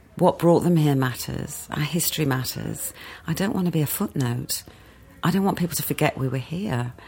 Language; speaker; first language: English; native; English